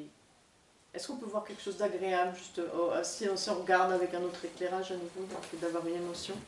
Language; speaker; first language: French; native; French